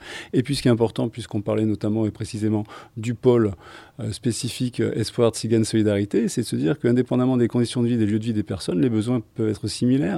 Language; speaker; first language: French; native; French